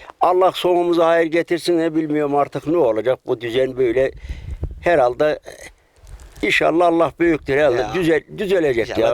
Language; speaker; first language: Turkish; native; Turkish